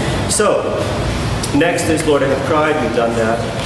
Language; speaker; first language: English; native; English